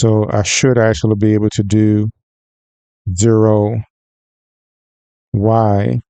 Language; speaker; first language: English; native; English